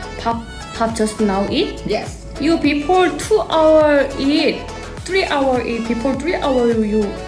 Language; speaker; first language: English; non-native, learner; Korean